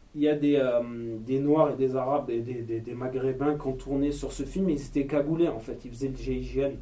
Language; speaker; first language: French; native; French